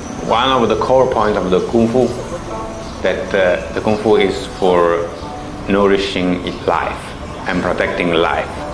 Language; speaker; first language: English; non-native, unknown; Italian